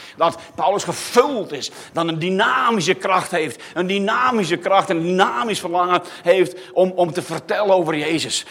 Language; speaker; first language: Dutch; native; Dutch